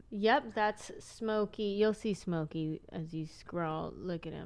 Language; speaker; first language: English; native; English